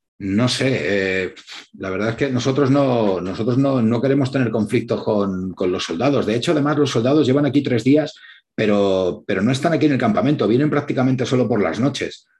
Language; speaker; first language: Spanish; native; Spanish